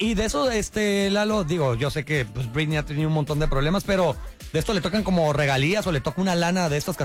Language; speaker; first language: Spanish; native; Spanish